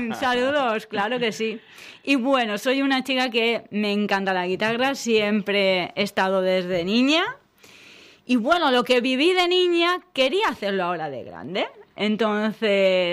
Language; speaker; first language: Spanish; native; Spanish